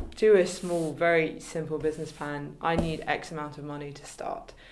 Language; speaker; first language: English; native; English